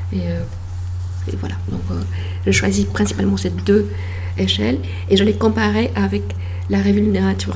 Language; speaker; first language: French; non-native, fluent; Polish